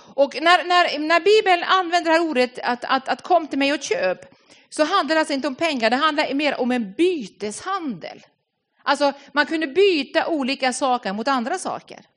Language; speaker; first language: Swedish; non-native, fluent; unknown